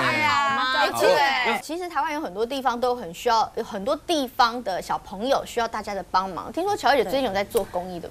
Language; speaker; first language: Chinese; native; Chinese